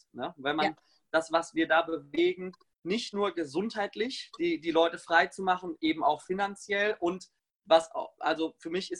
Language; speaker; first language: German; native; German